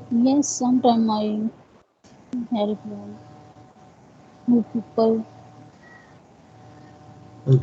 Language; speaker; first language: English; non-native, learner; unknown